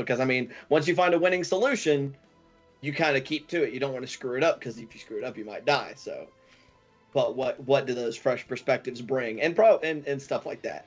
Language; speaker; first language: English; native; English